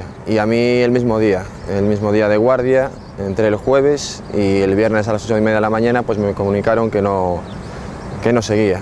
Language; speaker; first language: Spanish; native; Spanish